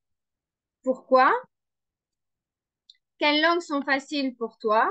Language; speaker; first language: French; non-native, fluent; Spanish